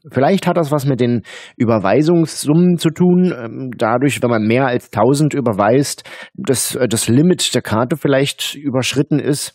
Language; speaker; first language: German; native; German